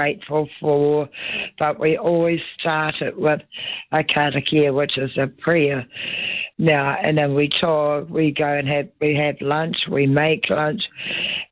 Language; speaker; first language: English; native; English